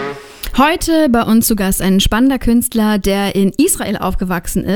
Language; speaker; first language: German; native; German